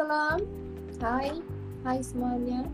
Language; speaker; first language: Indonesian; non-native, fluent; Turkish